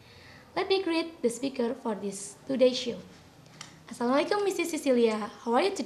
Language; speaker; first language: English; non-native, learner; Indonesian